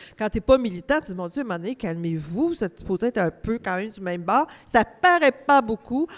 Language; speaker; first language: French; native; French